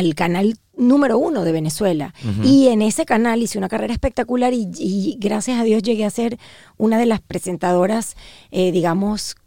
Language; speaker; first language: Spanish; native; Spanish